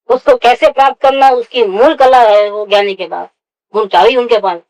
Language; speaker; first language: Hindi; non-native, local second language; Gujarati